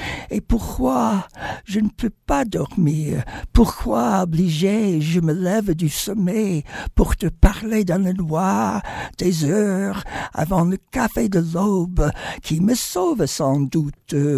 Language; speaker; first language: French; non-native, fluent; English